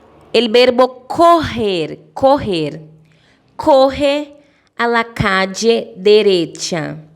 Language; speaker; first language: Spanish; non-native, fluent; Portuguese